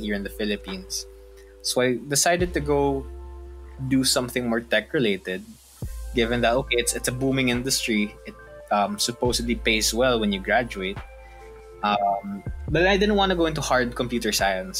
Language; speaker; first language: English; non-native, local second language; Filipino